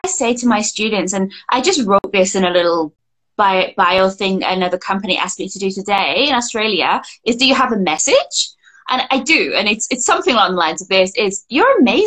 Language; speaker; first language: English; native; English